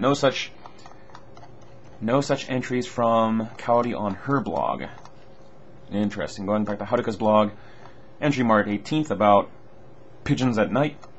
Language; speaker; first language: English; native; English